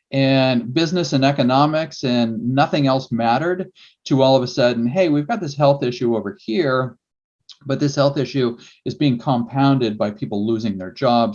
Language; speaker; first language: English; native; English